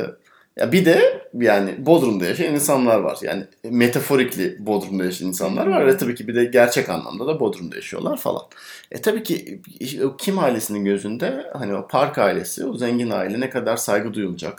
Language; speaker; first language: Turkish; native; Turkish